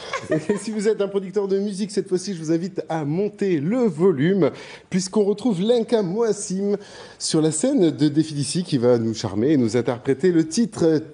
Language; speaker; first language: French; native; French